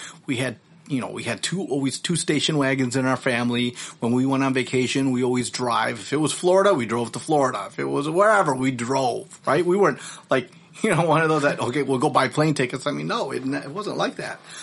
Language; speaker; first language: English; early bilingual, other home language; Filipino